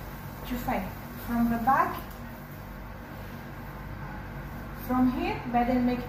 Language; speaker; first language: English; non-native, learner; Arabic